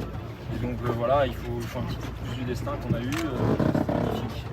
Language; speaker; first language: French; native; French